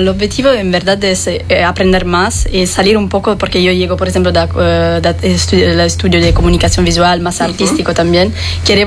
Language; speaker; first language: Spanish; non-native, fluent; Italian